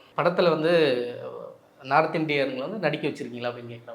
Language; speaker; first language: Tamil; native; Tamil